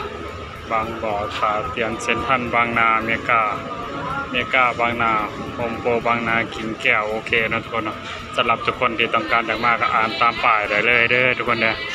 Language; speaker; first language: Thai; non-native, local second language; Lao